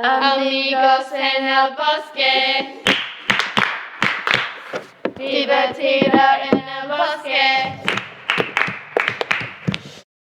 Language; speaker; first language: Spanish; non-native, learner; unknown